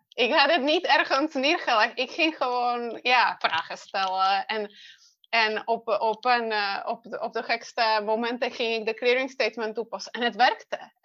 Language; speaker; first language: Dutch; non-native, fluent; Czech